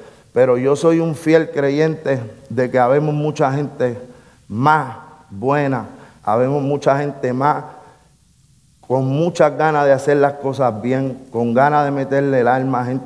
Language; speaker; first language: Spanish; native; Spanish